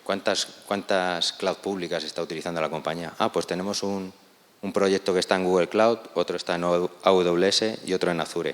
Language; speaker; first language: Spanish; native; Spanish